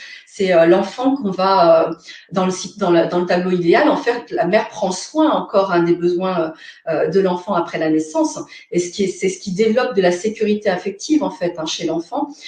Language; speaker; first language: French; native; French